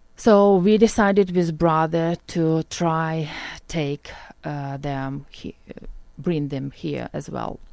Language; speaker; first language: English; non-native, learner; Ukrainian